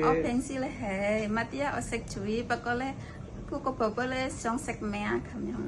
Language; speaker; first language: Chinese; non-native, fluent; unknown